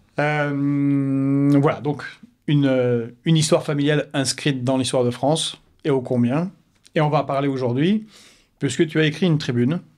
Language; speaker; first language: French; native; French